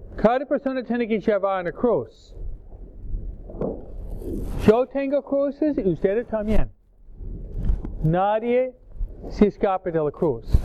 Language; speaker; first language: Spanish; non-native, fluent; English